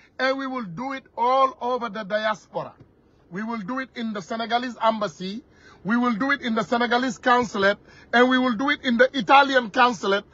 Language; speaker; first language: English; non-native, fluent; Wolof